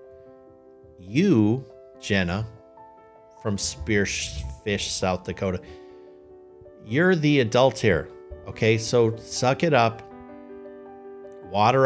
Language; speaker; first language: English; native; English